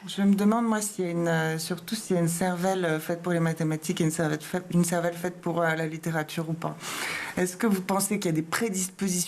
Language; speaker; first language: French; native; French